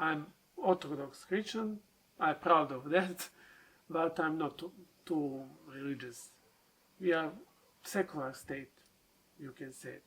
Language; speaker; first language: English; non-native, learner; Serbian